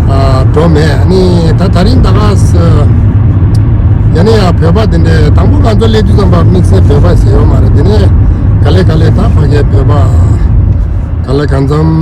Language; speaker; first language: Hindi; non-native, local second language; Tibetan